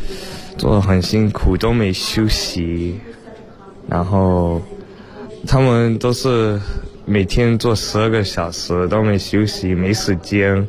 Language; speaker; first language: Chinese; early bilingual, heritage; Chinese